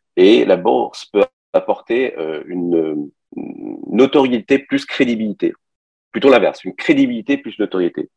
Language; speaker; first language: French; early bilingual, other home language; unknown